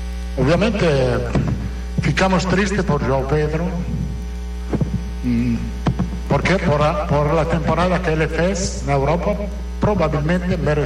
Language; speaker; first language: Portuguese; non-native, learner; Italian